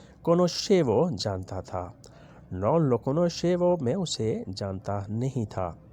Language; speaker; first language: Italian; non-native, learner; Urdu